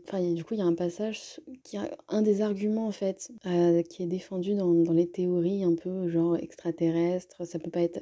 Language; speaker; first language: French; native; French